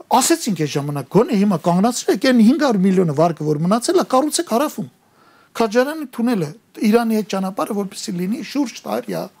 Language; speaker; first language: Armenian; native; Armenian